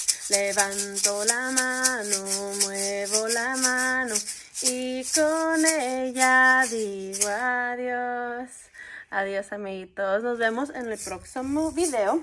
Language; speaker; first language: Spanish; early bilingual, heritage; Spanish